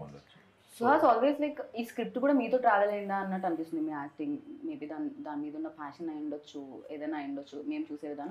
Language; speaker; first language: Telugu; native; Telugu